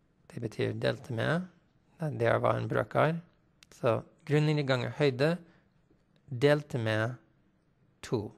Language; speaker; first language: Norwegian; non-native, fluent; English